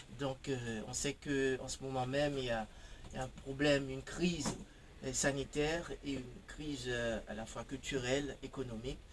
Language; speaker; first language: French; non-native, local second language; Haitian Creole